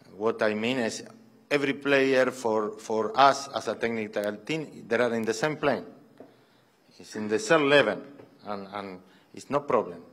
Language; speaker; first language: English; non-native, fluent; Spanish